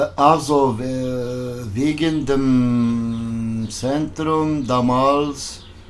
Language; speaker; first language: German; non-native, learner; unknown